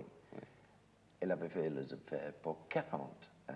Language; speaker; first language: French; non-native, learner; English